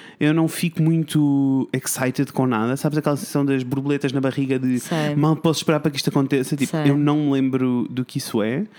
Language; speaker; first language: Portuguese; native; Portuguese